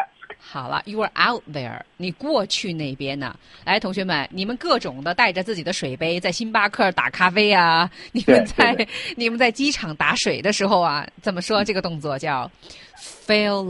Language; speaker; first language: Chinese; native; Chinese